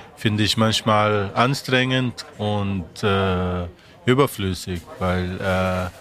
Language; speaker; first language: German; non-native, fluent; Portuguese